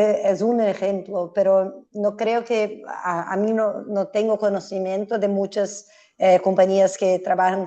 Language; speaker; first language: Spanish; non-native, fluent; Portuguese